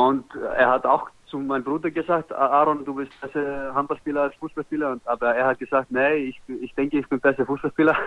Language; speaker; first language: German; non-native, learner; Icelandic